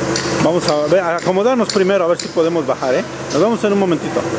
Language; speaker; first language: Spanish; native; Spanish